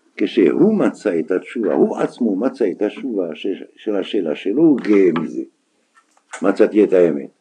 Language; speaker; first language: Hebrew; non-native, fluent; French